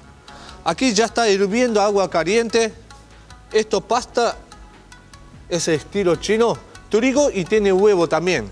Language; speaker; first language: Spanish; non-native, learner; Japanese